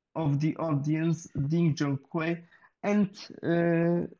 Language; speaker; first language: English; non-native, learner; Polish